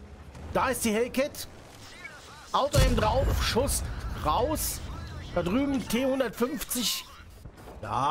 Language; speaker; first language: German; native; German